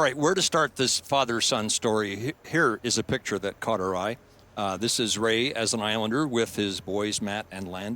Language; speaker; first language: English; native; English